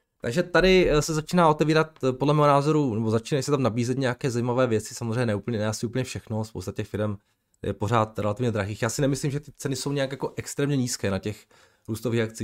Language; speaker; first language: Czech; native; Czech